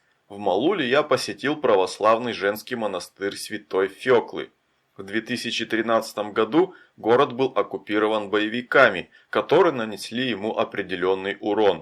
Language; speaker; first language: Russian; native; Russian